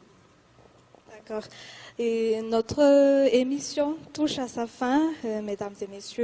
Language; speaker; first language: French; non-native, local second language; Malagasy